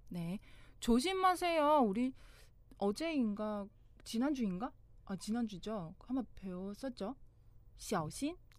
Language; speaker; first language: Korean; non-native, fluent; Chinese